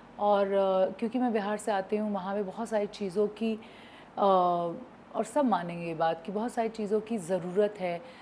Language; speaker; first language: Hindi; native; Hindi